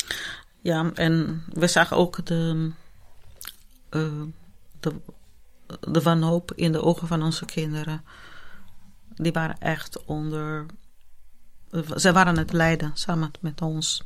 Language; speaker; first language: Dutch; non-native, fluent; Italian